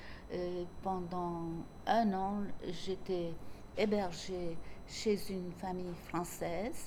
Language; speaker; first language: French; non-native, fluent; Turkish